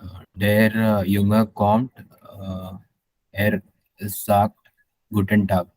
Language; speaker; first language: German; non-native, learner; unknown